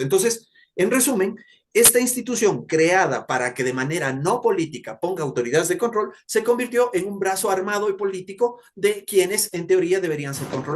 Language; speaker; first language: Spanish; native; Spanish